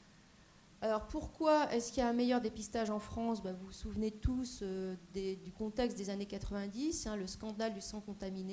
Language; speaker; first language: French; native; French